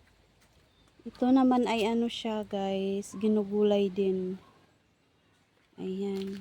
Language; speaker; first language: Filipino; native; Filipino